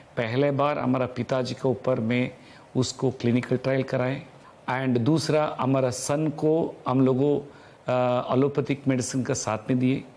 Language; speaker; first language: Hindi; non-native, local second language; Telugu